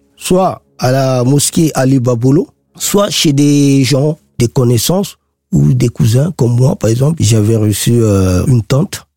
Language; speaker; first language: French; non-native, local second language; Sango